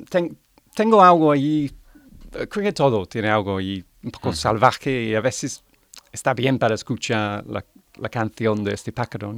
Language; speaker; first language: Spanish; non-native, learner; English